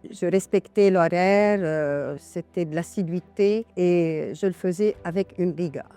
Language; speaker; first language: French; non-native, local second language; Arabic